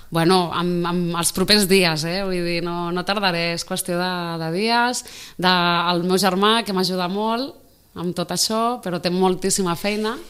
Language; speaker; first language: Catalan; native; Catalan